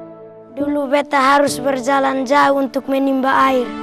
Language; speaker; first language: Indonesian; non-native, local second language; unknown